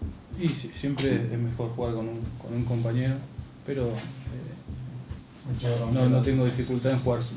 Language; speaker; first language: Italian; non-native, learner; Spanish